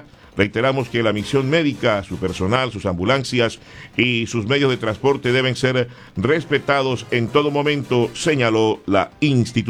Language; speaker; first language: Spanish; native; Spanish